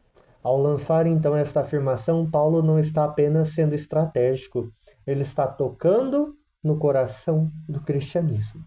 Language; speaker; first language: Portuguese; native; Portuguese